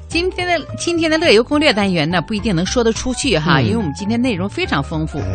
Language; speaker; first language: Chinese; native; Chinese